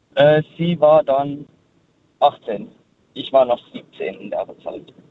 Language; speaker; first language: German; early bilingual, heritage; German